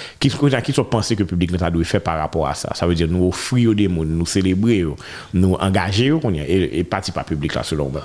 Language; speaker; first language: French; non-native, local second language; Haitian Creole